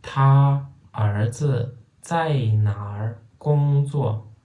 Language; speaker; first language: Chinese; non-native, fluent; Turkmen